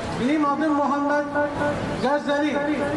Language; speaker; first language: Turkish; non-native, learner; Arabic